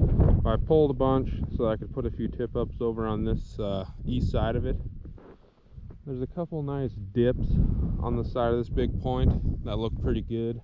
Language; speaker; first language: English; native; English